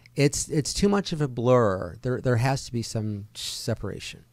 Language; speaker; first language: English; native; English